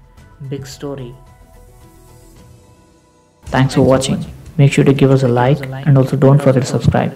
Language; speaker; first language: English; non-native, local second language; Telugu